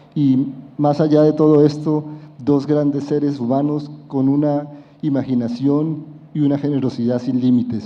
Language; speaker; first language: Spanish; native; Spanish